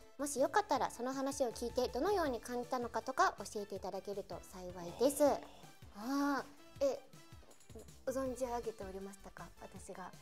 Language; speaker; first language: Japanese; non-native, fluent; English